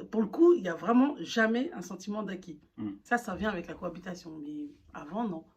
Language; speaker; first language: French; early bilingual, other home language; Soninke